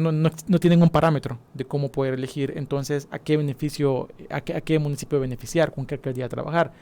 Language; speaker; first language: Spanish; native; Spanish